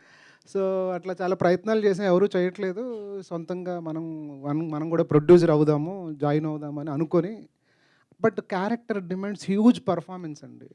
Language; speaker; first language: Telugu; native; Telugu